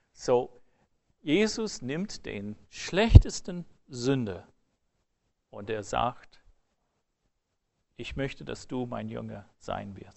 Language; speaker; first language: German; non-native, fluent; English